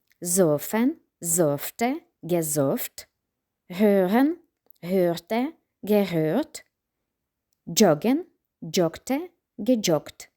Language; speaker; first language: German; non-native, fluent; Ukrainian